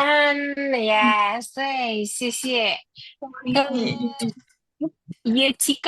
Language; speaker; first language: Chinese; non-native, fluent; Indonesian